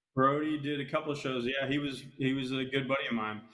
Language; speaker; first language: English; native; English